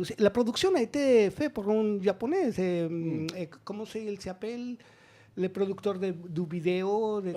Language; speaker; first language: French; non-native, learner; Spanish